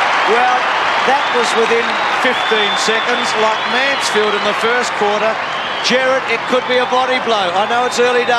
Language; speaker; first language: English; native; English